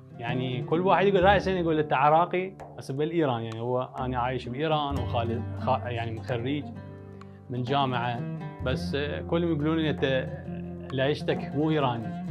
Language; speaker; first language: Arabic; early bilingual, heritage; Arabic